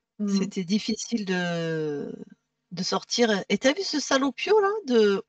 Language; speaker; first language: French; native; French